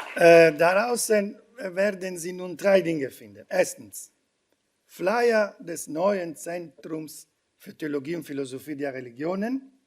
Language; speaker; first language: German; non-native, fluent; Italian